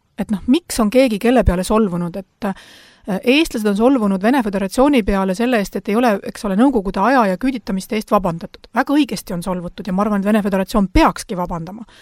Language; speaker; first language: Estonian; native; Estonian